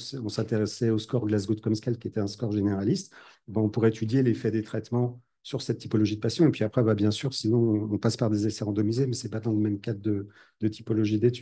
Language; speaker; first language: French; native; French